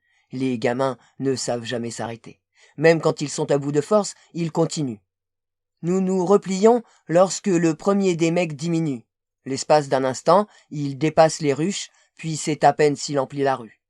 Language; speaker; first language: French; native; French